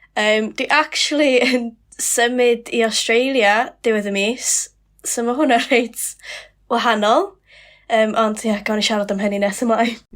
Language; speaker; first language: Welsh; non-native, local second language; English